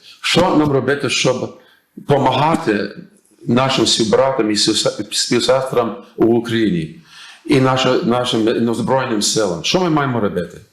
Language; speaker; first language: Ukrainian; early bilingual, heritage; English